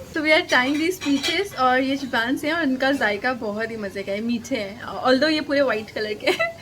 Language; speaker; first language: Urdu; native; Urdu